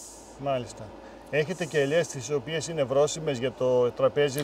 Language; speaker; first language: Greek; native; Greek